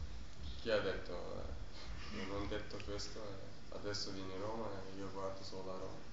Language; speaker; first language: Italian; non-native, learner; German